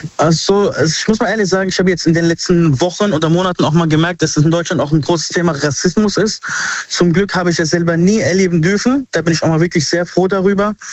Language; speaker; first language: German; early bilingual, other home language; Arabic